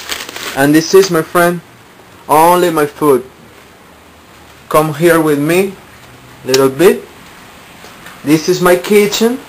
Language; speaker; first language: English; non-native, learner; Spanish